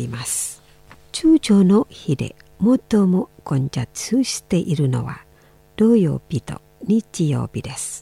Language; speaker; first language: Japanese; non-native, fluent; Indonesian